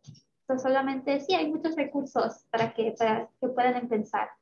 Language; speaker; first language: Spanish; early bilingual, heritage; Spanish